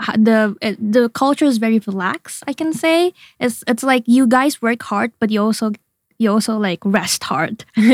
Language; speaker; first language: English; non-native, fluent; Indonesian